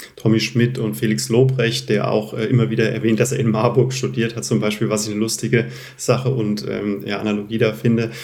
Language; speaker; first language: German; native; German